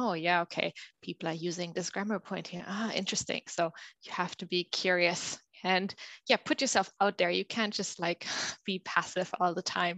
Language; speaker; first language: English; non-native, fluent; German